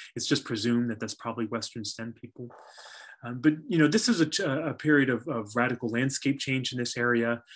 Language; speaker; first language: English; native; English